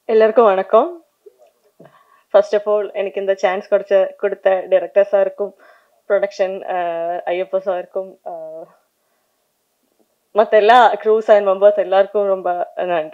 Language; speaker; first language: Tamil; non-native, learner; Malayalam